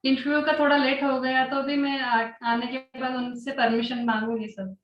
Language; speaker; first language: Hindi; non-native, local second language; Kannada